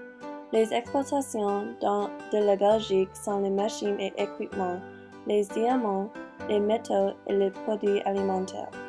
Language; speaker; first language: French; non-native, learner; English